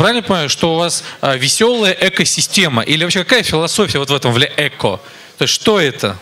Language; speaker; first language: Russian; native; Russian